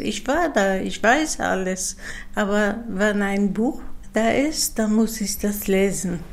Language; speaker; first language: German; non-native, fluent; Dutch